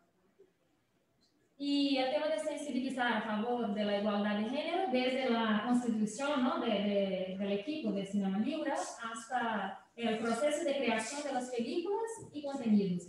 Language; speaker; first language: Spanish; non-native, fluent; Portuguese